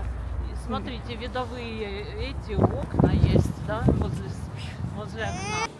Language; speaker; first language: Russian; native; Russian